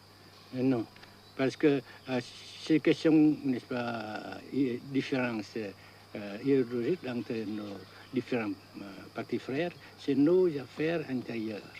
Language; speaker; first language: French; non-native, fluent; Vietnamese